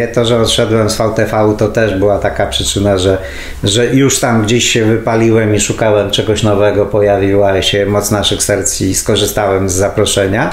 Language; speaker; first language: Polish; native; Polish